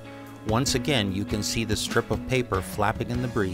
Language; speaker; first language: English; native; English